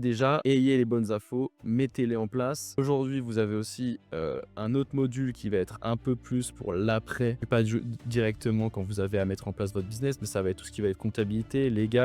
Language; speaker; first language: French; native; French